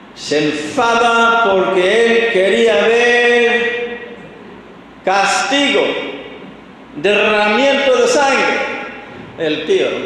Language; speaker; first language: Spanish; non-native, fluent; English